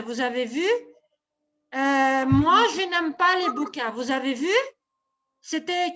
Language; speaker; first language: French; non-native, local second language; Arabic